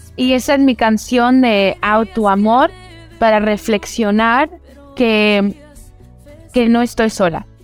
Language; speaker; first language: Spanish; early bilingual, heritage; Spanish